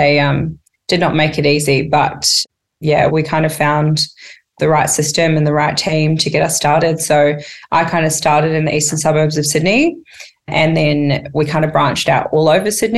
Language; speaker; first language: English; native; English